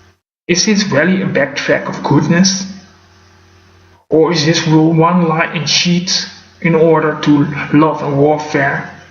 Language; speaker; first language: English; non-native, fluent; Dutch